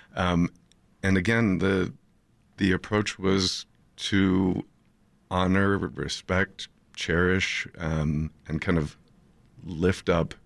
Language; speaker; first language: English; native; English